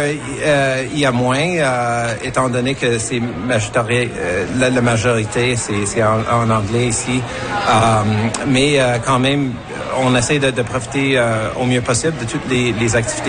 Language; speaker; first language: French; non-native, fluent; English